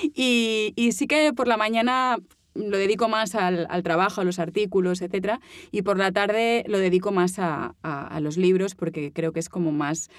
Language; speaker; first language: Spanish; native; Spanish